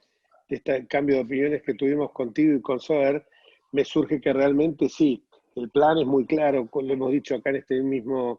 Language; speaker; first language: Spanish; native; Spanish